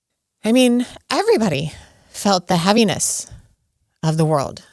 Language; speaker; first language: English; native; English